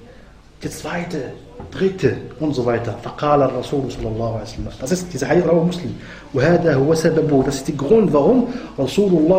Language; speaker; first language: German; non-native, fluent; Arabic